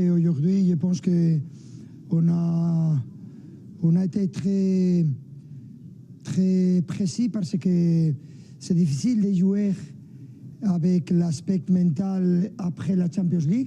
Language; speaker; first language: French; non-native, fluent; Spanish